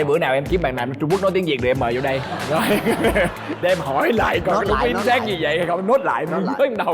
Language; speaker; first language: Vietnamese; native; Vietnamese